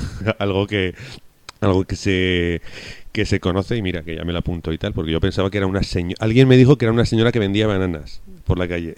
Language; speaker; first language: Spanish; native; Spanish